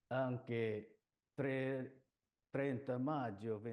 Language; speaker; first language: Italian; non-native, learner; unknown